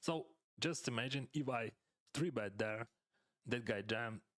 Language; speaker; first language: English; non-native, fluent; Ukrainian